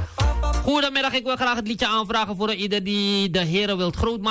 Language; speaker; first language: Dutch; native; Dutch